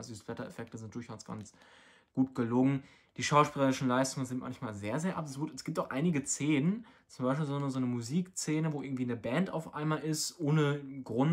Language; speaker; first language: German; native; German